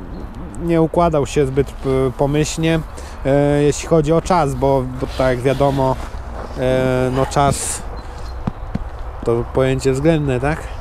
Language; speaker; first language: Polish; native; Polish